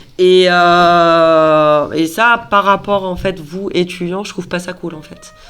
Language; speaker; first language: French; native; French